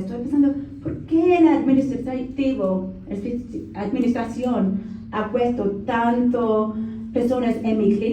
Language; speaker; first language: Spanish; non-native, learner; English